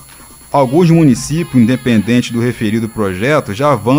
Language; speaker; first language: Portuguese; native; Portuguese